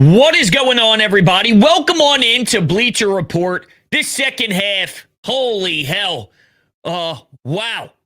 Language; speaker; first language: English; native; English